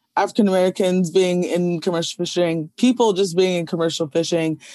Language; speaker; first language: English; native; English